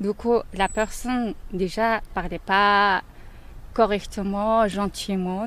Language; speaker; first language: French; non-native, learner; Mongolian